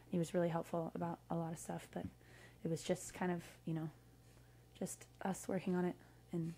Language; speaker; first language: English; native; English